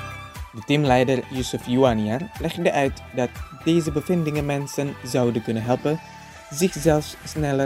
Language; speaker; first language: Dutch; non-native, fluent; Indonesian